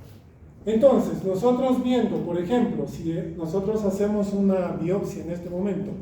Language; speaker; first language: Spanish; native; Spanish